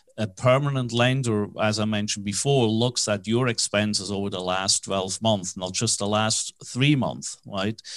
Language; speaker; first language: English; non-native, fluent; German